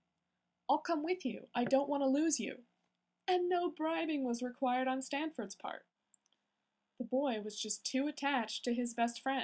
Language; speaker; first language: English; native; English